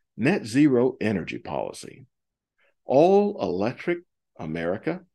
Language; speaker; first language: English; native; English